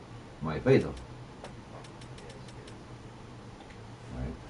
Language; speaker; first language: English; non-native, learner; Polish